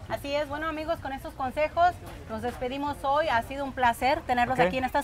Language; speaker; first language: Spanish; native; Spanish